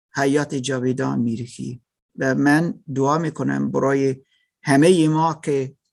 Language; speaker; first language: Persian; non-native, learner; German